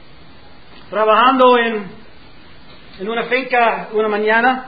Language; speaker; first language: Spanish; non-native, learner; English